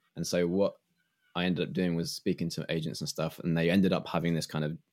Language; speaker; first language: English; native; English